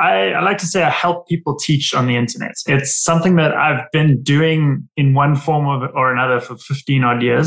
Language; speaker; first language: English; native; English